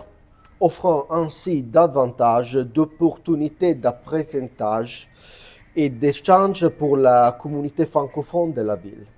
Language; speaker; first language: French; non-native, learner; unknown